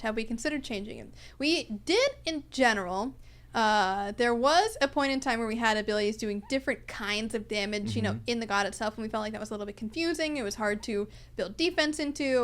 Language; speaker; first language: English; native; English